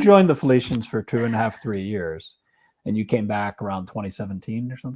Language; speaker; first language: English; native; English